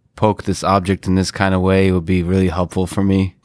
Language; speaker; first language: English; non-native, fluent; Russian